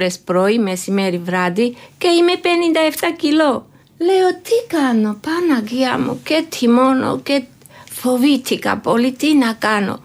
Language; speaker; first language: Greek; non-native, learner; Georgian